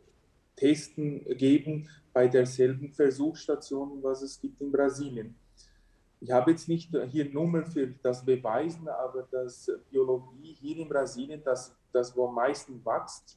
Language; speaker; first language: German; early bilingual, heritage; German